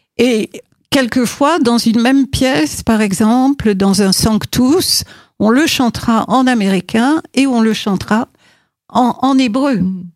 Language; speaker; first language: French; native; French